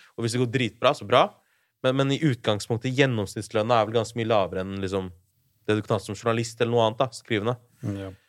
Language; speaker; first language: Norwegian; early bilingual, other home language; Urdu